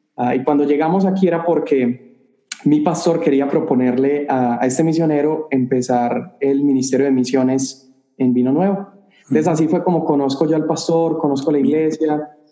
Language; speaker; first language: Spanish; native; Spanish